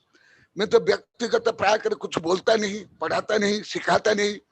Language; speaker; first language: Hindi; native; Hindi